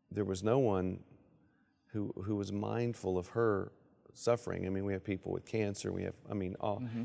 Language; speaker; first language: English; native; English